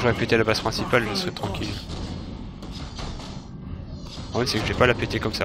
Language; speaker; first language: French; native; French